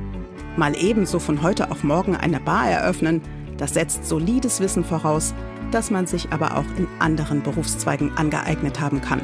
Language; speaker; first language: German; native; German